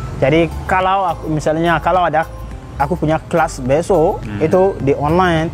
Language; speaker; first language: Indonesian; non-native, fluent; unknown